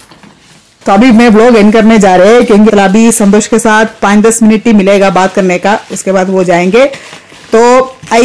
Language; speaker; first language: Hindi; non-native, local second language; Malayalam